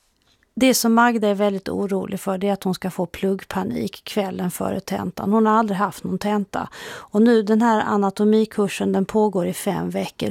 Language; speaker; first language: Swedish; native; Swedish